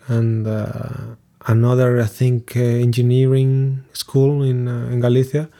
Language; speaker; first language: English; non-native, fluent; Spanish